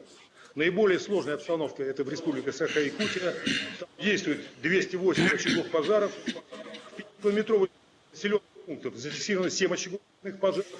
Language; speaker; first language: Russian; native; Russian